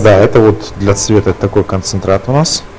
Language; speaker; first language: Russian; native; Russian